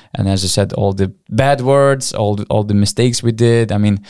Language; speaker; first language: English; non-native, fluent; Lithuanian